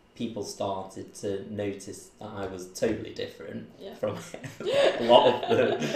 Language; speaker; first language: English; native; English